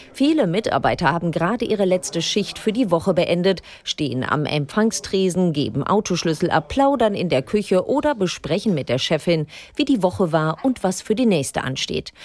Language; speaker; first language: German; native; German